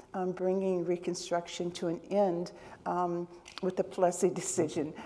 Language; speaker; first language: English; native; English